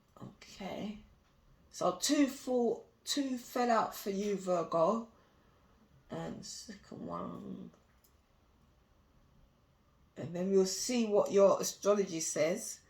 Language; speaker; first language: English; native; English